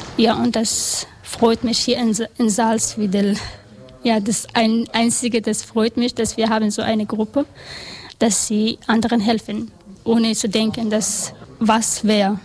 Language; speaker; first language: German; non-native, learner; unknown